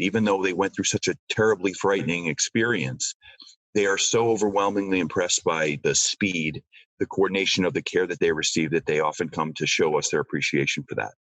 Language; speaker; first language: English; native; English